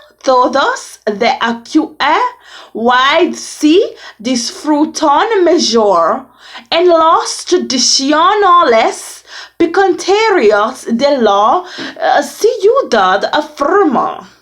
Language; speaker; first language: Spanish; non-native, learner; English